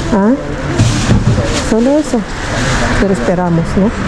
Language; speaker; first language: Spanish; non-native, learner; Filipino